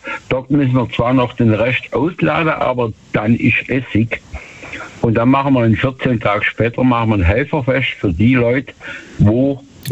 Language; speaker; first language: German; native; German